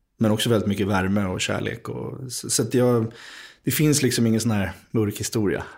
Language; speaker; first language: Swedish; native; Swedish